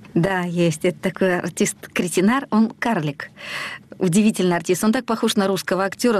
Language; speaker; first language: Russian; native; Russian